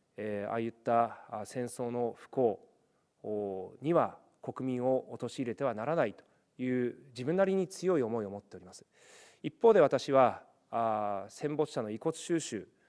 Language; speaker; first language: Japanese; native; Japanese